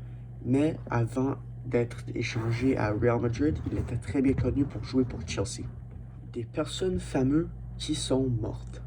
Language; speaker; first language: French; non-native, learner; English